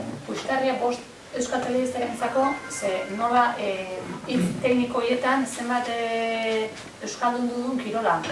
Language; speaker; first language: Basque; native; Basque